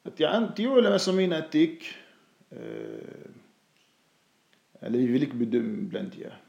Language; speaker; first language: Danish; non-native, fluent; Arabic